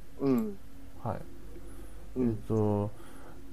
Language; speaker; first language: Japanese; non-native, learner; Chinese